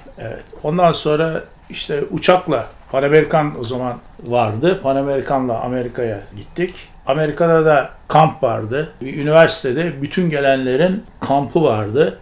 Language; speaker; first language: Turkish; native; Turkish